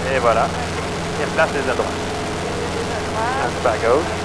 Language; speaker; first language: French; native; French